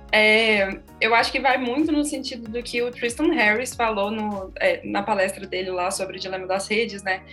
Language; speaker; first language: Portuguese; native; Portuguese